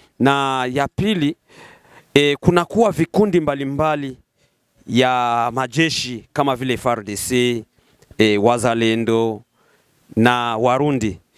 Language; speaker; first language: Swahili; native; Swahili